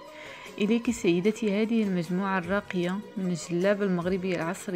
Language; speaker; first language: Arabic; native; Arabic